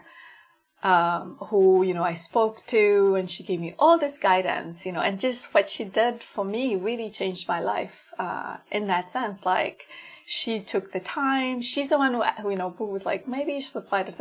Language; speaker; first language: English; non-native, local second language; Ganda